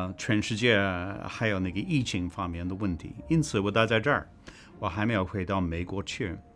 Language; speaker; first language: Chinese; non-native, fluent; English